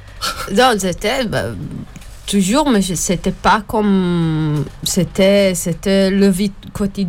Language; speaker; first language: French; non-native, learner; Hebrew